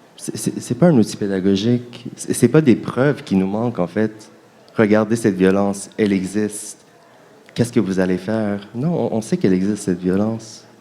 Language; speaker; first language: French; native; French